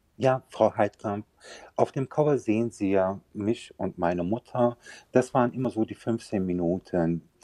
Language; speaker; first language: German; early bilingual, other home language; Turkish